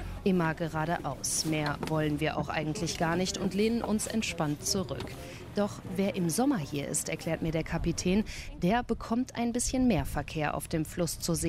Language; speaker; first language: German; native; German